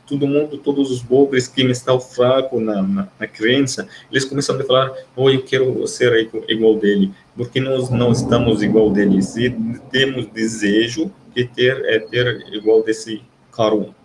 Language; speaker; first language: Portuguese; non-native, fluent; Arabic